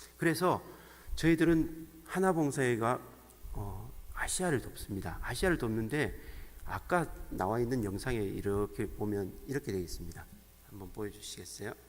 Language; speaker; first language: Korean; native; Korean